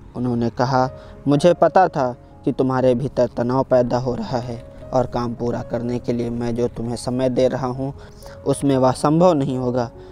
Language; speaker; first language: Hindi; native; Hindi